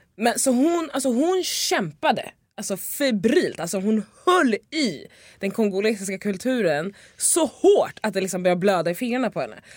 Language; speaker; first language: Swedish; native; Swedish